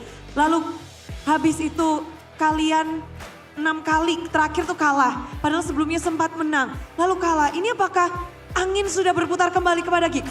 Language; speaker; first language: Indonesian; native; Indonesian